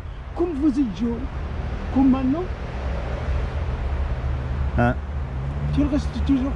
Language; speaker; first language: French; non-native, learner; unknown